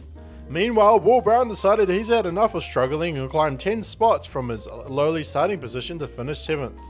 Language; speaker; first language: English; native; English